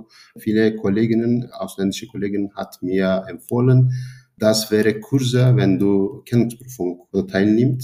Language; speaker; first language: German; non-native, fluent; Turkish